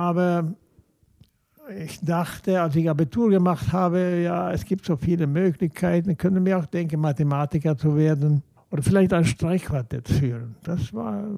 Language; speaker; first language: German; non-native, fluent; Swedish